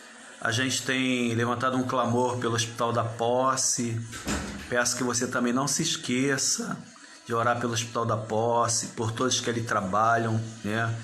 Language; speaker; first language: Portuguese; native; Portuguese